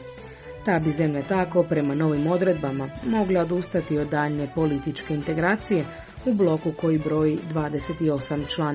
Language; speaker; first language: Croatian; native; Croatian